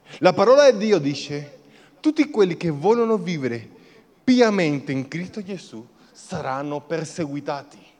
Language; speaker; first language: Italian; non-native, fluent; Spanish